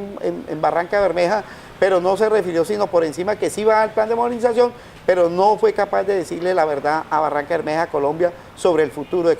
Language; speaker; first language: Spanish; native; Spanish